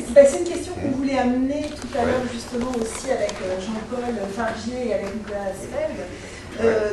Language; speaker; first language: French; native; French